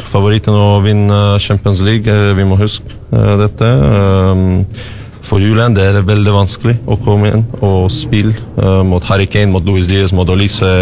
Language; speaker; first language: Norwegian; non-native, learner; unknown